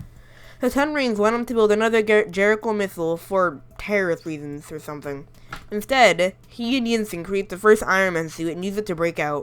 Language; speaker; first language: English; native; English